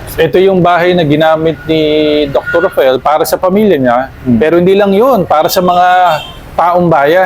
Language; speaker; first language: Filipino; native; Filipino